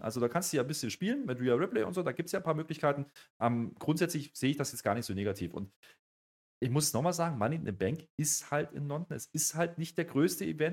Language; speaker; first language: German; native; German